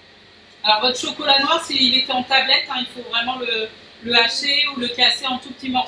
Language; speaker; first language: French; native; French